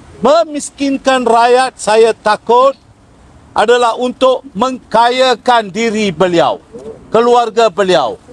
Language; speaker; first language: Malay; non-native, local second language; Tamil